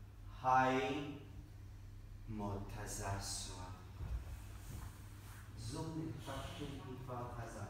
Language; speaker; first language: Vietnamese; non-native, learner; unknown